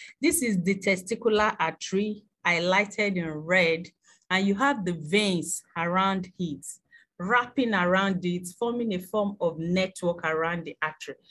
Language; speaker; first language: English; non-native, local second language; Yoruba